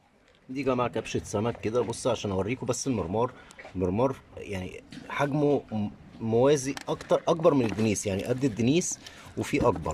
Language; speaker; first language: Arabic; native; Arabic